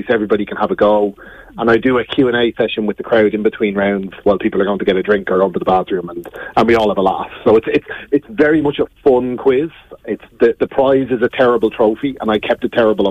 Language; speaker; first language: English; native; English